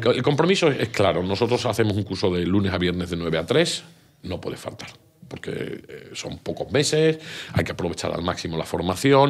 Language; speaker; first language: Spanish; native; Spanish